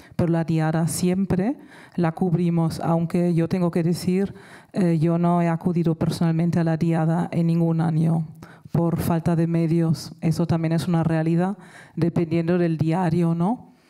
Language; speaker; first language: Spanish; non-native, fluent; German